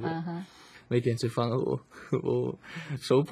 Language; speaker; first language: Chinese; non-native, learner; Slovak